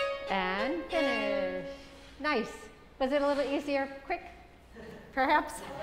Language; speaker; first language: English; native; English